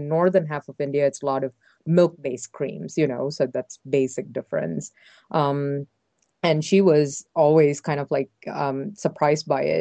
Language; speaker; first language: English; non-native, local second language; Tamil